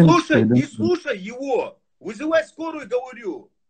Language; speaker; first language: Russian; non-native, fluent; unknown